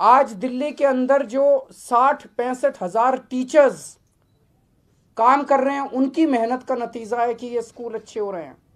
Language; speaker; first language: Hindi; native; Hindi